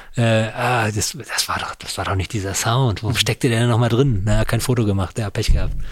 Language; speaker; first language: German; native; German